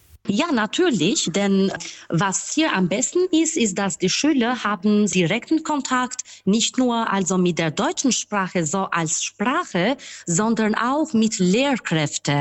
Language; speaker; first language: German; non-native, fluent; Albanian